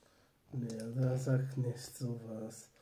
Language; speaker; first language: German; non-native, learner; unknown